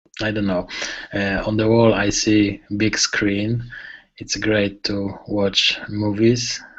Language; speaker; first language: English; non-native, learner; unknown